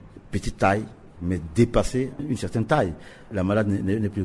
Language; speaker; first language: French; non-native, local second language; Sango